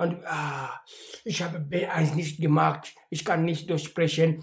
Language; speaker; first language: German; non-native, learner; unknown